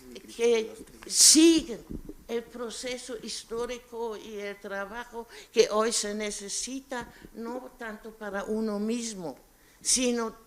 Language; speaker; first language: Spanish; non-native, fluent; German